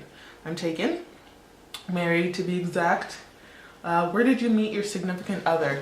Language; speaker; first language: English; early bilingual, other home language; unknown